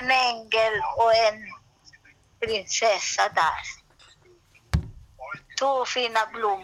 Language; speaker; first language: Swedish; non-native, learner; Spanish